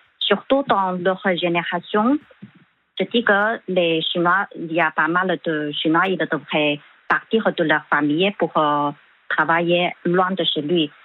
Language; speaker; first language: French; non-native, fluent; Chinese